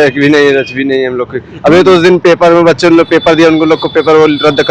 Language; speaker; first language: Hindi; native; Hindi